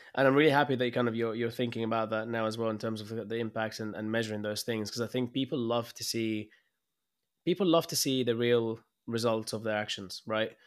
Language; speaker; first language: English; early bilingual, other home language; Arabic